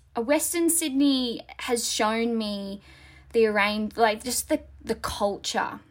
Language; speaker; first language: English; native; English